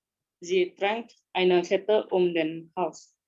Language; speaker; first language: German; non-native, learner; Indonesian